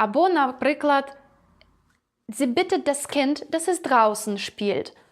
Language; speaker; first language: German; non-native, fluent; Ukrainian